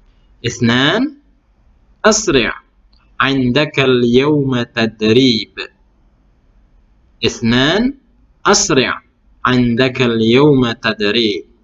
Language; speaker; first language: Arabic; non-native, fluent; Indonesian